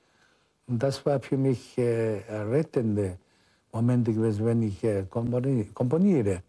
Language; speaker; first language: German; non-native, fluent; Korean